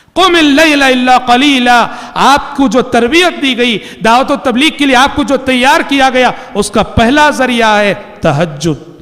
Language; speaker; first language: Urdu; native; Urdu